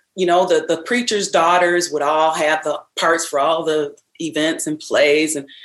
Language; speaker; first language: English; native; English